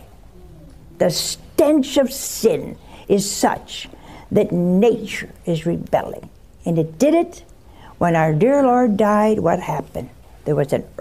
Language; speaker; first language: English; native; English